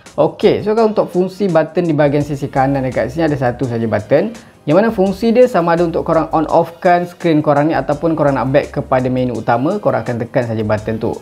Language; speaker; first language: Malay; native; Malay